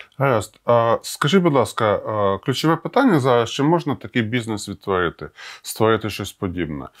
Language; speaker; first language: Ukrainian; native; Ukrainian